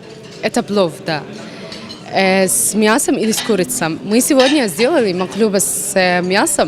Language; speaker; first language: Russian; non-native, fluent; Arabic